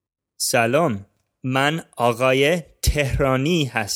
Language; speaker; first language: Persian; non-native, learner; English